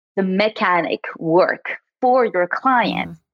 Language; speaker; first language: English; early bilingual, other home language; French